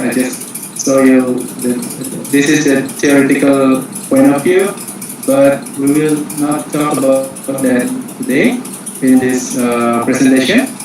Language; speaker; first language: English; non-native, fluent; Indonesian